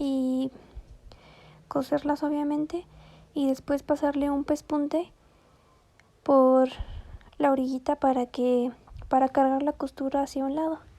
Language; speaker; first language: Spanish; native; Spanish